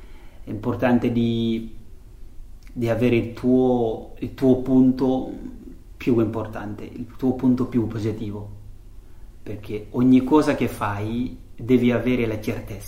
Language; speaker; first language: Italian; non-native, fluent; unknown